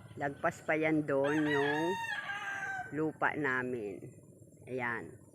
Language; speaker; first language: Filipino; non-native, local second language; Cebuano